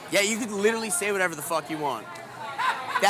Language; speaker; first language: English; native; English